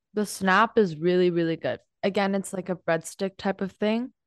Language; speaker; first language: English; non-native, local second language; Cantonese